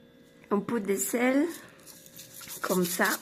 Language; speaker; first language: French; non-native, learner; Spanish